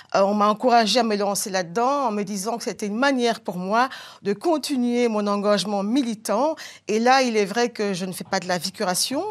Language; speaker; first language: French; non-native, local second language; Bambara